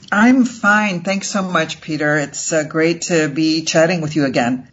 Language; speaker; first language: English; native; English